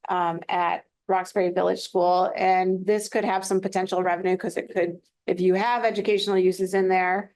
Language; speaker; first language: English; native; English